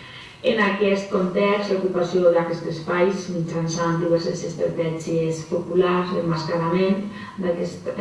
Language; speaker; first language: Catalan; native; Catalan